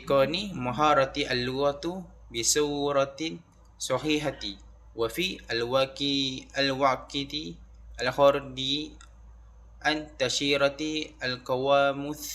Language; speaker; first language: Arabic; non-native, learner; Malay